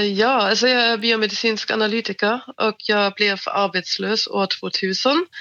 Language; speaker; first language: Swedish; non-native, fluent; German